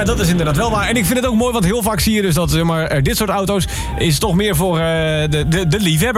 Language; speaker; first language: Dutch; native; Dutch